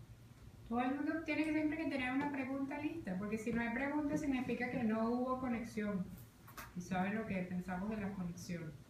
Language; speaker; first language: Spanish; native; Spanish